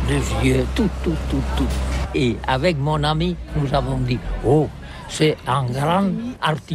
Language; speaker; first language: French; non-native, learner; Catalan